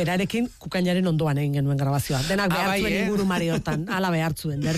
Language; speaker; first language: Basque; native; Basque